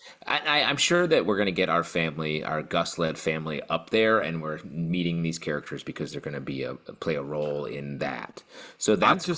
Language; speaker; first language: English; native; English